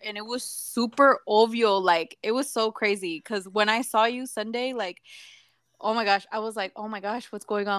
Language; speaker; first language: English; early bilingual, other home language; Spanish